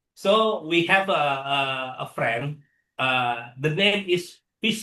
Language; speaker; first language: English; non-native, learner; Indonesian